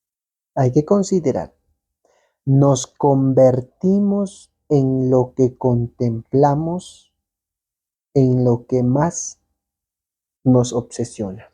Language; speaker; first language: Spanish; native; Spanish